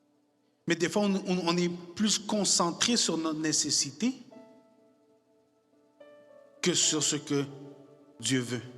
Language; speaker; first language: French; non-native, fluent; Spanish